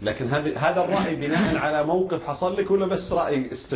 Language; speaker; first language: Arabic; native; Arabic